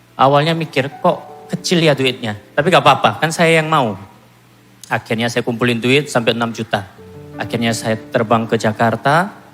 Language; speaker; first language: Indonesian; non-native, fluent; Korean